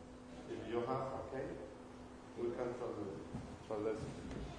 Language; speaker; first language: English; non-native, learner; Spanish